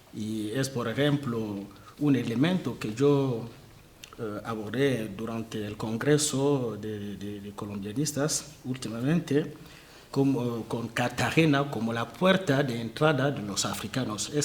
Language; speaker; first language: Spanish; non-native, fluent; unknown